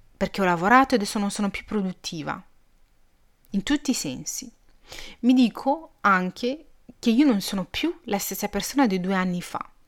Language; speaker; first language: Italian; early bilingual, other home language; Arabic